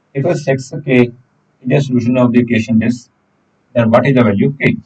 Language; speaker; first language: English; non-native, local second language; Punjabi